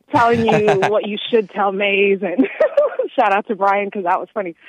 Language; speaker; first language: English; native; English